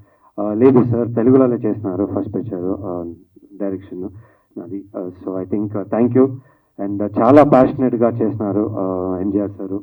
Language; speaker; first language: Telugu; non-native, learner; Kannada